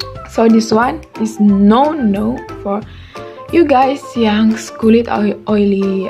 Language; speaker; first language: English; non-native, local second language; Malay